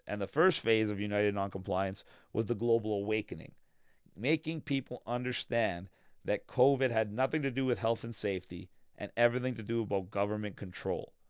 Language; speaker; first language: English; native; English